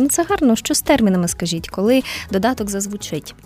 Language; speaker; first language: Ukrainian; native; Ukrainian